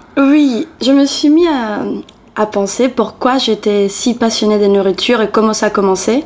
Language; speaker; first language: French; non-native, fluent; Spanish